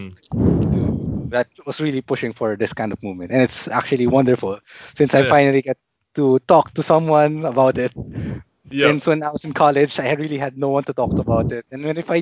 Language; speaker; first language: English; non-native, local second language; Filipino